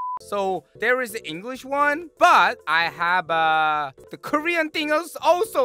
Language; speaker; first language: English; non-native, learner; Korean